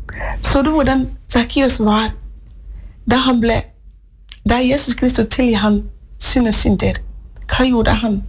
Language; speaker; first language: Norwegian; non-native, fluent; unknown